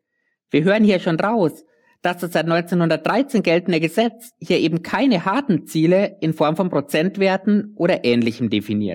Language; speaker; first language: German; native; German